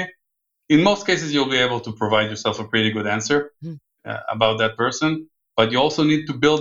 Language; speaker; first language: English; non-native, fluent; Hebrew